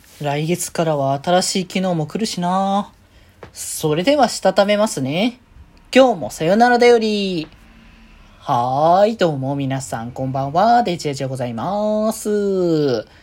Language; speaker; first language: Japanese; native; Japanese